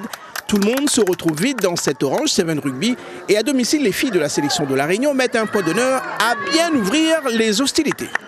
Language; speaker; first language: French; native; French